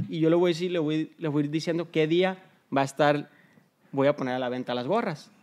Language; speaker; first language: Spanish; early bilingual, heritage; Spanish